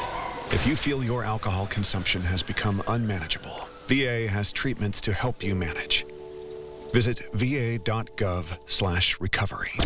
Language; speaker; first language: English; native; English